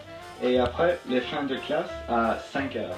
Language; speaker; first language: French; non-native, learner; English